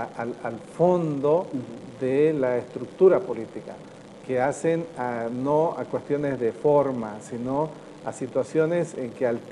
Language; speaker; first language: Spanish; native; Spanish